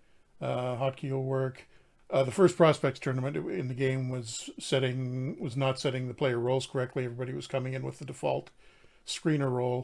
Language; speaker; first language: English; native; English